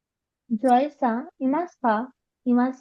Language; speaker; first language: Japanese; non-native, learner; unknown